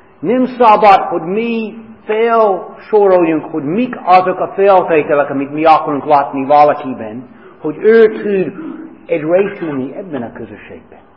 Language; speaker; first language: Hungarian; non-native, fluent; English